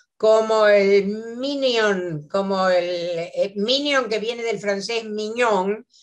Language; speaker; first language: Spanish; native; Spanish